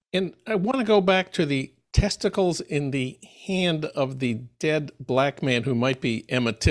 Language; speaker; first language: English; native; English